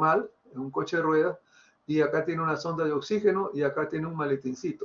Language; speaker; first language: Spanish; native; Spanish